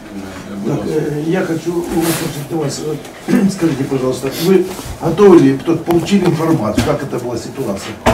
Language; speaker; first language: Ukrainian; non-native, local second language; Russian